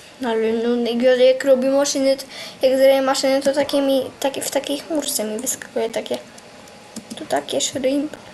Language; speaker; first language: Polish; native; Polish